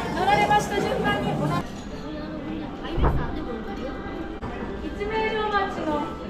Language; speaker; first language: Japanese; native; Japanese